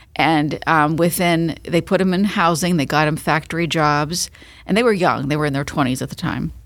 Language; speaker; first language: English; native; English